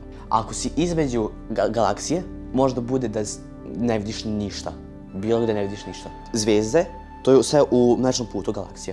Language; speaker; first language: Serbian; early bilingual, heritage; Serbian